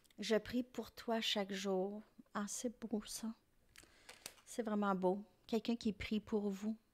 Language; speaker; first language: French; native; French